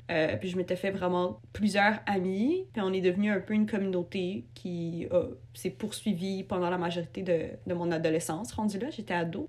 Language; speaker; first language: French; early bilingual, other home language; Russian